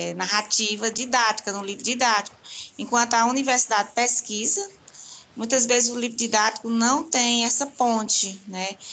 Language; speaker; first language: Portuguese; native; Portuguese